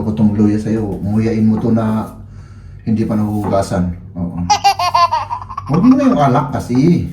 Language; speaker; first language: Filipino; native; Filipino